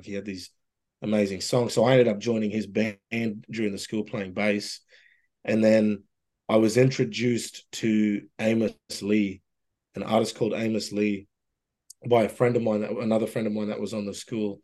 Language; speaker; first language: English; native; English